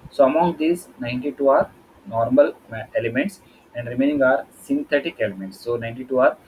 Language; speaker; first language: English; non-native, local second language; Kannada